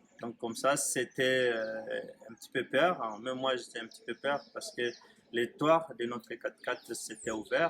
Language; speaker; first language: French; non-native, learner; Swahili